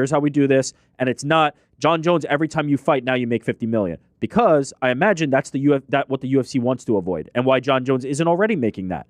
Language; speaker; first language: English; native; English